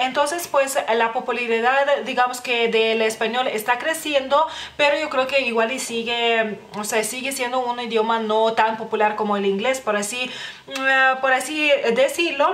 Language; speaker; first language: Spanish; non-native, fluent; Lithuanian